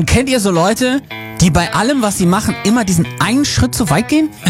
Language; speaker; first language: German; native; German